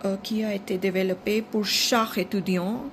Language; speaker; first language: French; non-native, fluent; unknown